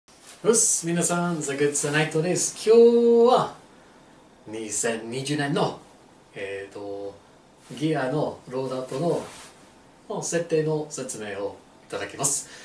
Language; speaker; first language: Japanese; non-native, learner; English